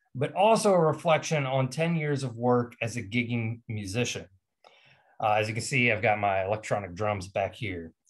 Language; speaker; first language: English; native; English